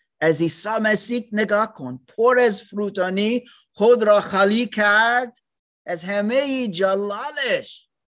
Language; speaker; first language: Persian; non-native, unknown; English